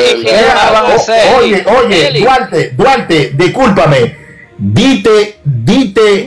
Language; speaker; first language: Spanish; native; Spanish